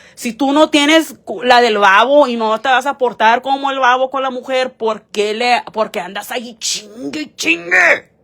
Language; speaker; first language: Spanish; early bilingual, heritage; Spanish